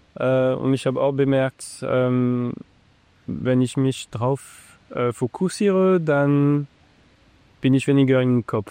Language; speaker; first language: German; non-native, learner; English